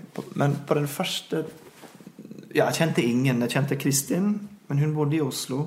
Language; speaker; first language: Norwegian; non-native, fluent; English